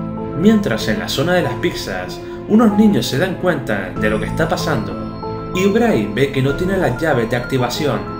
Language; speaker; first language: Spanish; native; Spanish